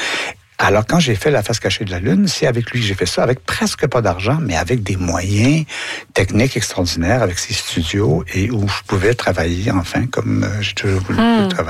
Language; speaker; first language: French; native; French